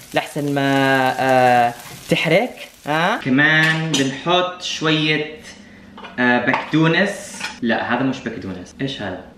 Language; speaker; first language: Arabic; non-native, fluent; English